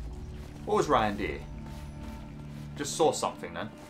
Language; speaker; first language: English; native; English